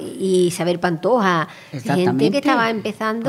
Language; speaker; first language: Spanish; native; Spanish